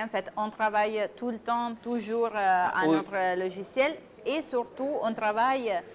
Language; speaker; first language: French; non-native, fluent; Italian